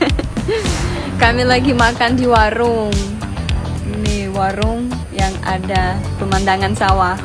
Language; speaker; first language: Indonesian; non-native, learner; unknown